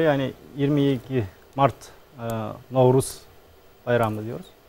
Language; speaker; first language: Turkish; non-native, learner; Kazakh